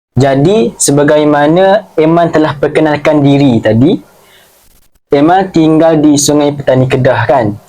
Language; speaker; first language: Malay; native; Malay